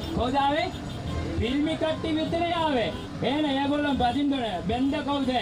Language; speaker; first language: Sinhala; non-native, local second language; Tamil